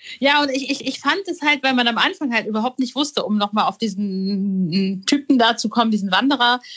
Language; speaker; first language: German; native; German